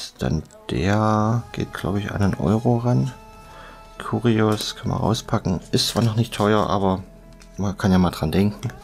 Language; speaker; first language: German; native; German